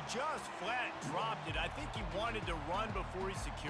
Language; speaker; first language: English; native; English